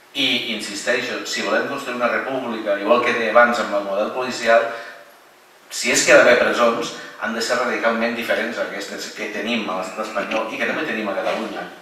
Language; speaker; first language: Catalan; native; Catalan